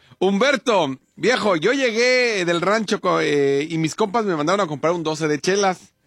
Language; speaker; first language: Spanish; native; Spanish